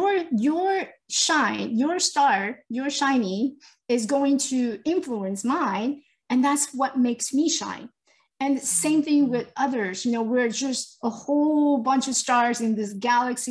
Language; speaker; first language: English; non-native, fluent; Chinese